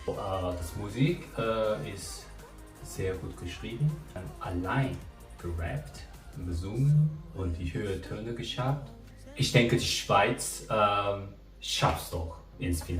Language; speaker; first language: German; non-native, learner; Korean